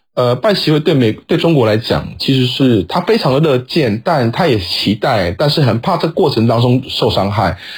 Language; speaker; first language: Chinese; native; Chinese